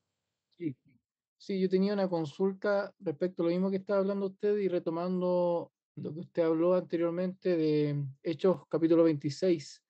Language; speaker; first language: Spanish; native; Spanish